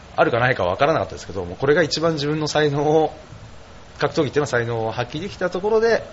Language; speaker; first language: Japanese; native; Japanese